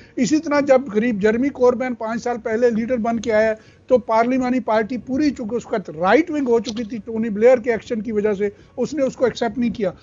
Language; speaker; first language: Urdu; non-native, local second language; Punjabi